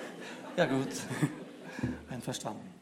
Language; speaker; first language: German; non-native, fluent; Czech